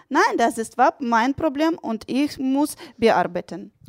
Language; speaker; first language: German; non-native, learner; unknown